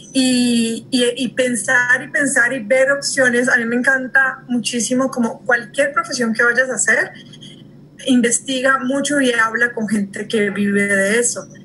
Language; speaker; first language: Spanish; early bilingual, heritage; Spanish